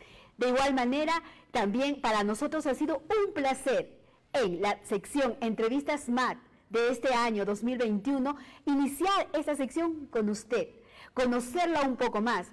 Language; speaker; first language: Spanish; native; Spanish